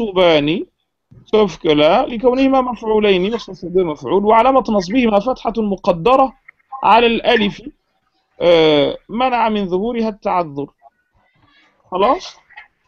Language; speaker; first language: Arabic; non-native, fluent; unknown